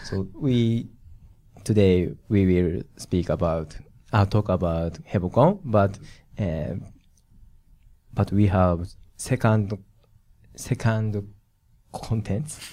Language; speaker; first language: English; non-native, learner; Japanese